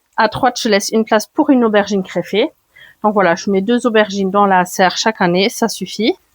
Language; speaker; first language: French; non-native, fluent; German